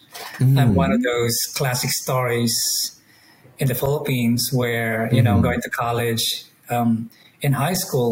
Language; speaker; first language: English; non-native, local second language; Iloko